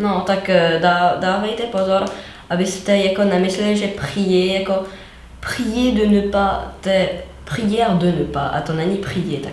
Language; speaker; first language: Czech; non-native, fluent; French